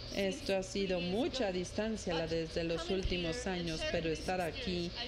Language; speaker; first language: Spanish; non-native, fluent; Ukrainian